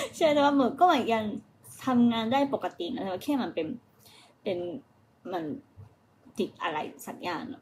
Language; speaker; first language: Thai; non-native, fluent; Japanese